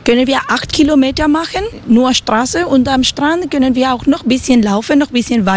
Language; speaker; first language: German; non-native, learner; Spanish